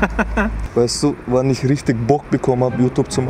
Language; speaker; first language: German; early bilingual, other home language; Chechen